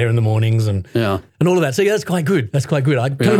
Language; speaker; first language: English; native; English